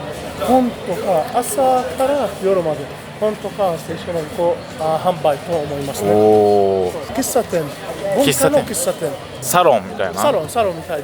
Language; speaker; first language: Japanese; non-native, learner; Arabic